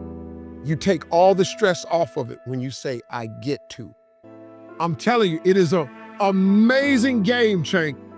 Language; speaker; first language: English; native; English